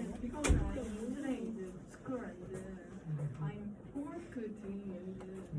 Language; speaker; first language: English; non-native, learner; Korean